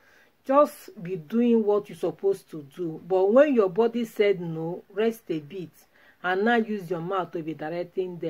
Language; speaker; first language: English; non-native, local second language; Igbo